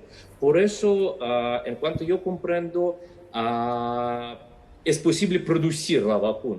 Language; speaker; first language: Spanish; non-native, fluent; Russian